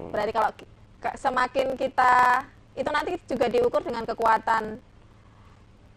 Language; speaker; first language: Indonesian; native; Indonesian